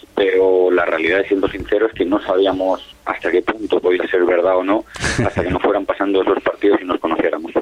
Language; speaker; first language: Spanish; native; Spanish